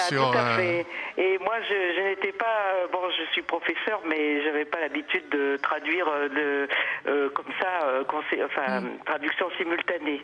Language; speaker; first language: French; native; French